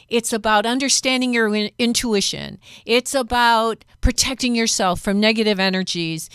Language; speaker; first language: English; native; English